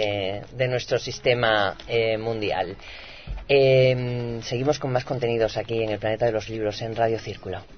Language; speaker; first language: Spanish; native; Spanish